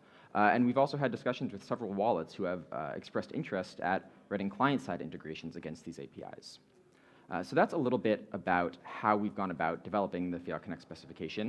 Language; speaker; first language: English; native; English